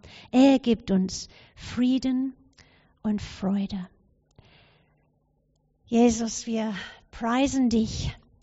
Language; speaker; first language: German; non-native, fluent; English